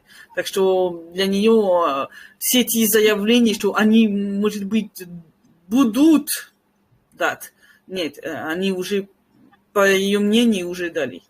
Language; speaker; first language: Russian; non-native, fluent; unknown